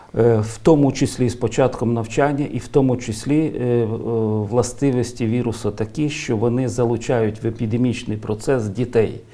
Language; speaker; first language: Ukrainian; native; Ukrainian